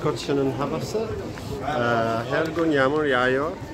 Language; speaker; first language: Turkish; non-native, learner; English